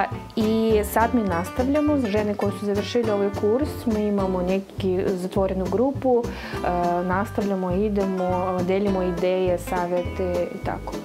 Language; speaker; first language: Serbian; non-native, fluent; Russian